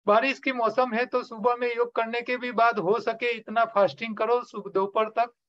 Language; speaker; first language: Hindi; non-native, local second language; Gujarati